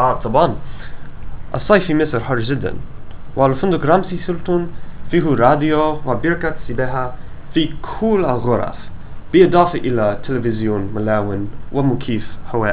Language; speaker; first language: Arabic; non-native, learner; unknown